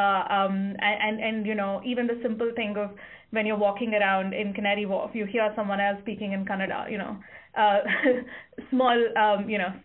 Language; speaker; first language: English; non-native, local second language; Kannada